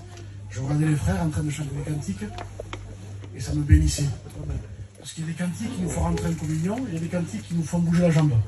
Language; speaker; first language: French; native; French